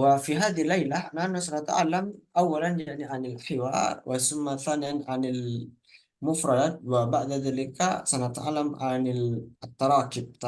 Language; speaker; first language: Arabic; non-native, fluent; Indonesian